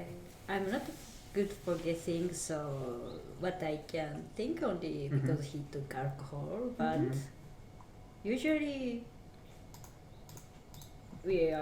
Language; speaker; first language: English; non-native, learner; Japanese